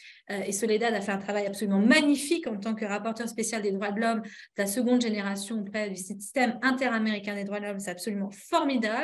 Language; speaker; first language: French; native; French